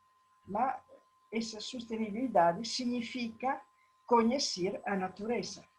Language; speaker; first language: Portuguese; non-native, learner; Italian